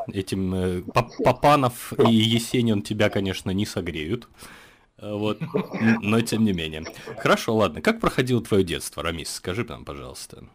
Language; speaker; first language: Russian; native; Russian